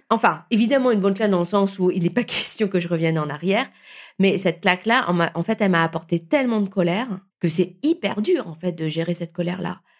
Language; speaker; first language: French; early bilingual, other home language; Vietnamese